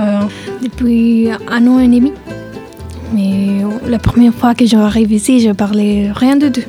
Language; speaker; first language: French; non-native, learner; Spanish